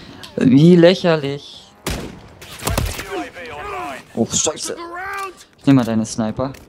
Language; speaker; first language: German; native; German